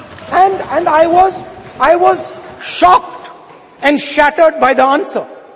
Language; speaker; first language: English; non-native, local second language; Hindi